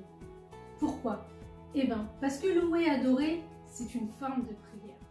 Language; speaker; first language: French; native; French